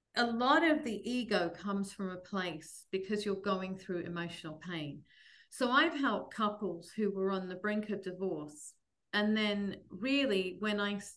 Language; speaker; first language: English; native; English